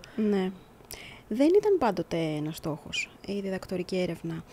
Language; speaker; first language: Greek; native; Greek